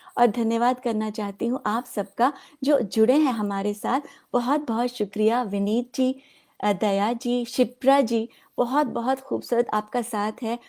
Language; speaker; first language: Hindi; non-native, local second language; Odia